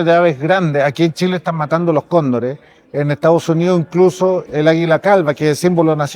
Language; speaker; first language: Spanish; native; Spanish